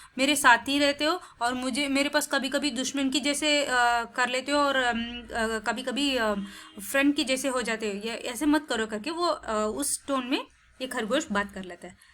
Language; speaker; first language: Hindi; non-native, local second language; Tamil